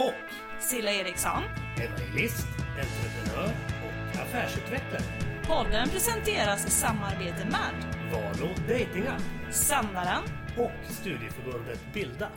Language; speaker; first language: Swedish; native; Swedish